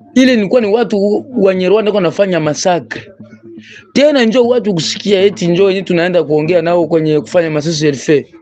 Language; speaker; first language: Swahili; native; Swahili